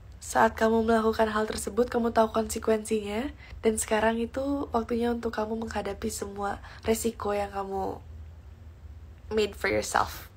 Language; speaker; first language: Indonesian; early bilingual, heritage; Indonesian